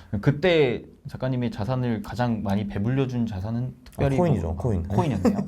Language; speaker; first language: Korean; native; Korean